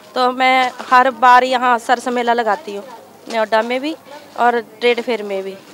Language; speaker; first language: Hindi; native; Hindi